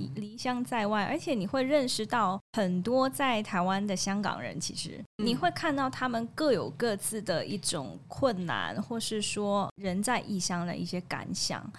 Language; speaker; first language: Chinese; non-native, local second language; Cantonese